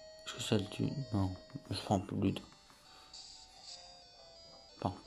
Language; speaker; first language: French; native; French